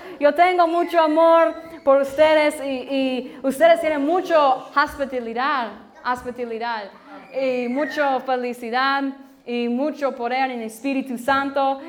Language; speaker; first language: Spanish; non-native, learner; English